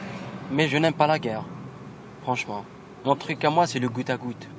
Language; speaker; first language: French; non-native, local second language; Kabyle